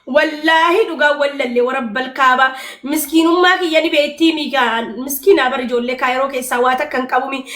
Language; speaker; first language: Oromo; non-native, local second language; Amharic